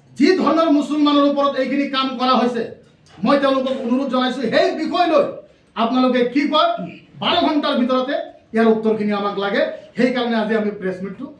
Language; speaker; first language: Assamese; non-native, local second language; Bangla